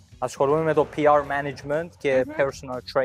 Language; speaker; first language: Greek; early bilingual, heritage; English